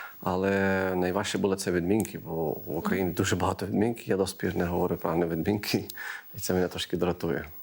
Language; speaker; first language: Ukrainian; non-native, fluent; Greek